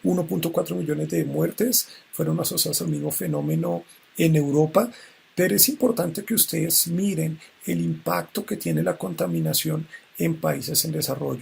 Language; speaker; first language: Spanish; native; Spanish